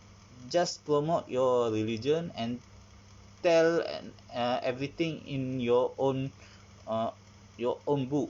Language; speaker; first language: English; non-native, learner; Malay